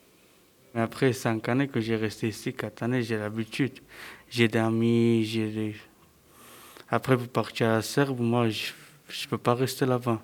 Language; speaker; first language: French; non-native, fluent; Serbian